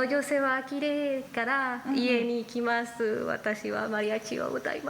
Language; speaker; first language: Japanese; non-native, learner; Spanish